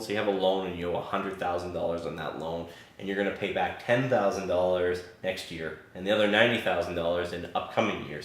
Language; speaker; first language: English; native; English